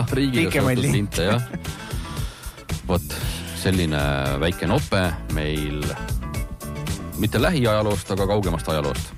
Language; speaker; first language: Estonian; native; Estonian